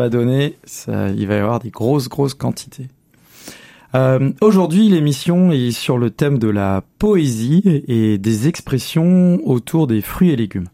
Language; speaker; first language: French; native; French